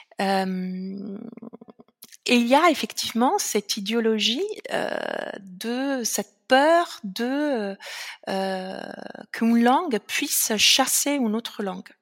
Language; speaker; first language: French; non-native, fluent; Italian